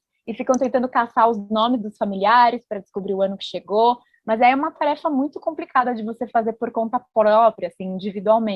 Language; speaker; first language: Portuguese; native; Portuguese